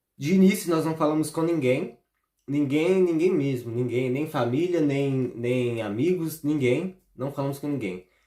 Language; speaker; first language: Portuguese; native; Portuguese